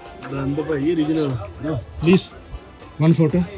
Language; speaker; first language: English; non-native, learner; Punjabi